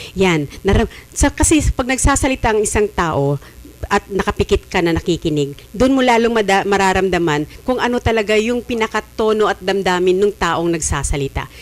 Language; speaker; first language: Filipino; native; Filipino